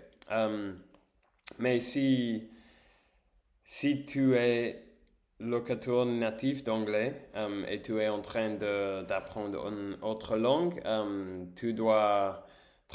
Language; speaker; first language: French; non-native, learner; English